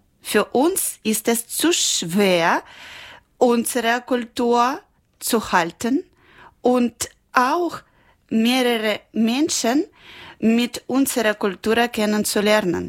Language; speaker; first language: German; non-native, learner; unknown